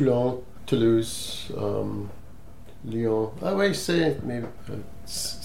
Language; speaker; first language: French; non-native, learner; English